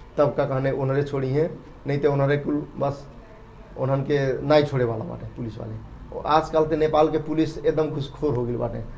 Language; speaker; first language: Bhojpuri; non-native, local second language; Dangaura Tharu